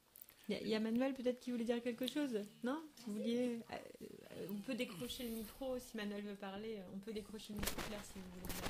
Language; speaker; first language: French; native; French